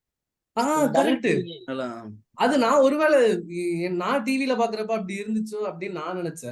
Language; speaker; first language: Tamil; native; Tamil